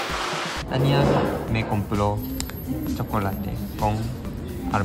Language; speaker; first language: Spanish; non-native, learner; Japanese